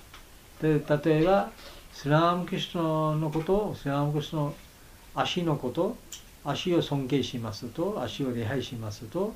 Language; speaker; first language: Japanese; non-native, learner; Bangla